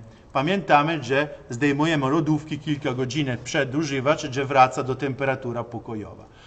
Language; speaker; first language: Polish; non-native, learner; Italian